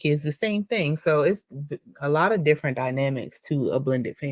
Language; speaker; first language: English; native; English